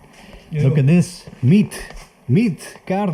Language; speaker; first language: English; native; English